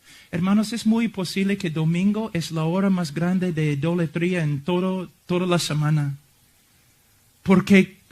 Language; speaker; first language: Spanish; non-native, fluent; English